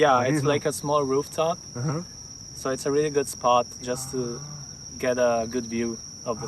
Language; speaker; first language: English; non-native, fluent; Italian